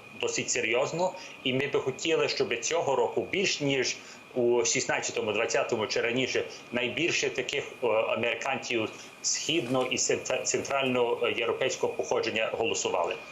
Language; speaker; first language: Ukrainian; early bilingual, heritage; English